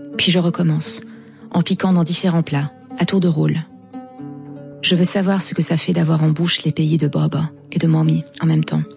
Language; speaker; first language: French; non-native, local second language; Arabic